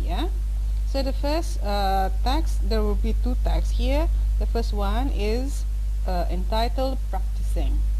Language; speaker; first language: English; non-native, fluent; Indonesian